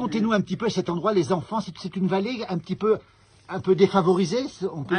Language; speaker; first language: French; native; French